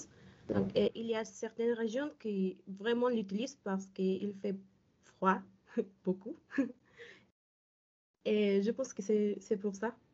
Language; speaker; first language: French; non-native, learner; Spanish